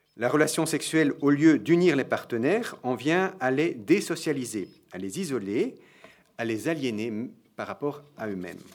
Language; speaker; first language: French; native; French